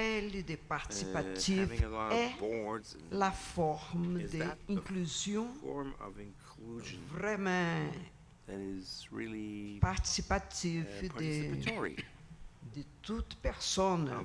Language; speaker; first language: French; non-native, learner; Portuguese